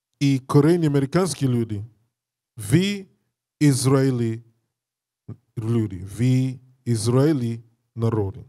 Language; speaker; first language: Russian; non-native, learner; English